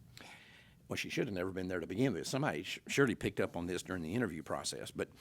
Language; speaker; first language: English; native; English